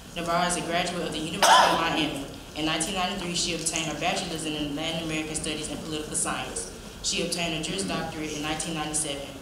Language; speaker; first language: English; native; English